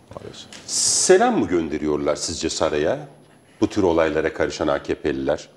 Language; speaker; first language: Turkish; native; Turkish